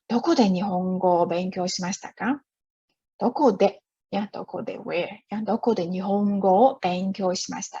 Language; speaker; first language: Japanese; non-native, fluent; Chinese